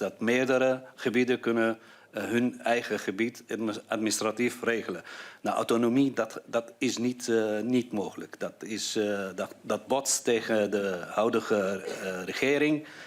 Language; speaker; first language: Dutch; non-native, fluent; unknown